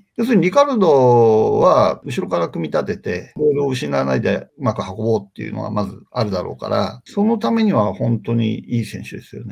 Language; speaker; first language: Japanese; native; Japanese